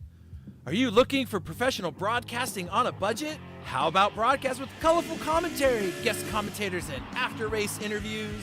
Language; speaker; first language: English; native; English